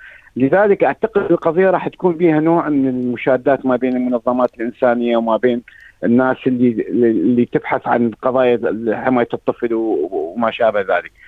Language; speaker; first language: Arabic; native; Arabic